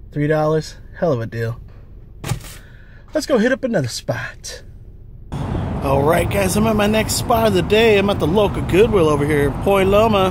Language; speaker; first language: English; native; English